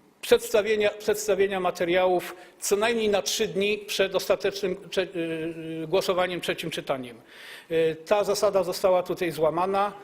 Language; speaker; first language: Polish; native; Polish